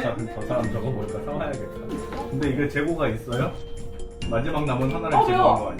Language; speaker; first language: Korean; native; Korean